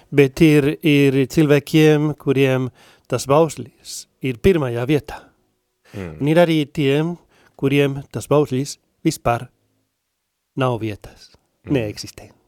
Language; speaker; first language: Latvian; non-native, learner; Spanish